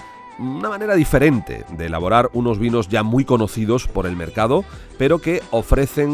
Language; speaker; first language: Spanish; native; Spanish